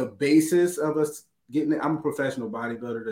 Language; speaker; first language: English; native; English